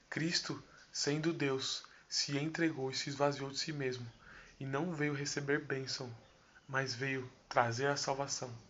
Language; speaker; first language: Portuguese; native; Portuguese